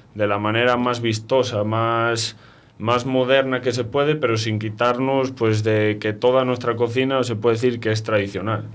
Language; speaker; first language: Spanish; native; Spanish